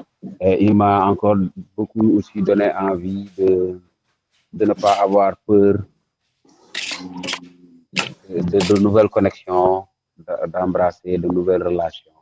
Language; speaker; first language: French; non-native, local second language; Wolof